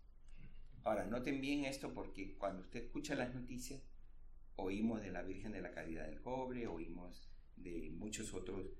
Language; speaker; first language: Spanish; native; Spanish